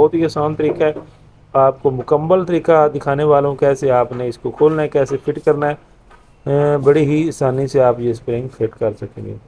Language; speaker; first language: Urdu; non-native, local second language; Punjabi